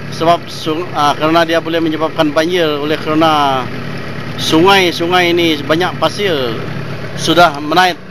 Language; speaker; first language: Malay; non-native, local second language; Iban